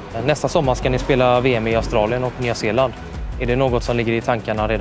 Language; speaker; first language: Swedish; native; Swedish